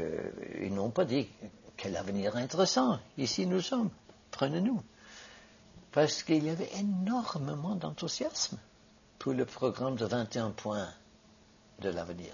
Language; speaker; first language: French; non-native, fluent; Norwegian